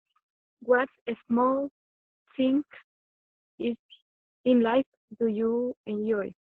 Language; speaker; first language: English; non-native, learner; Spanish